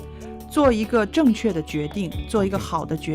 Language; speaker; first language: Chinese; native; Chinese